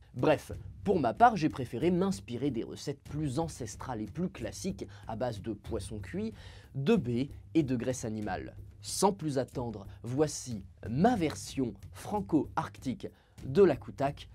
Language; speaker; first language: French; native; French